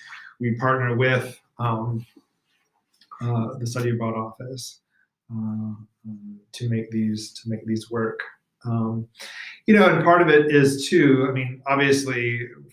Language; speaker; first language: English; native; English